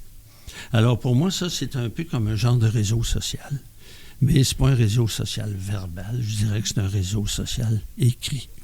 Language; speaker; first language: French; native; French